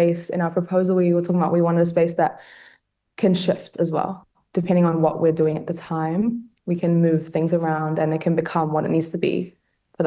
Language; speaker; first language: English; native; English